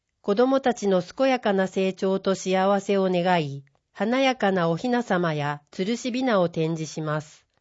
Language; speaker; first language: Japanese; native; Japanese